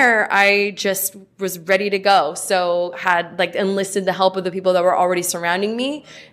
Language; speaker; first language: English; native; English